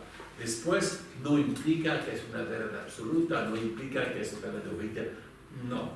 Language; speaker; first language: Spanish; non-native, fluent; French